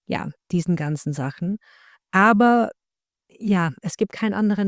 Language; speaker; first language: German; non-native, fluent; Dutch